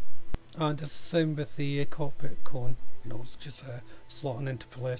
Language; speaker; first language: English; native; English